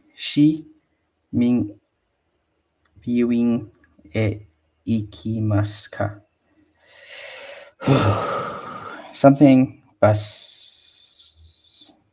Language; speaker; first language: Japanese; non-native, learner; English